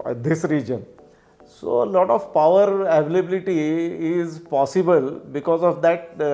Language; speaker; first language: English; non-native, local second language; Marathi